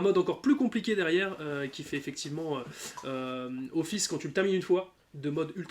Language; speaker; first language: French; native; French